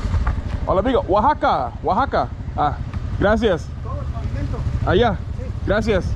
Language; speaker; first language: Spanish; non-native, learner; English